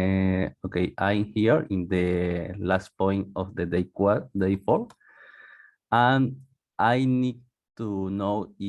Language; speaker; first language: English; non-native, learner; Spanish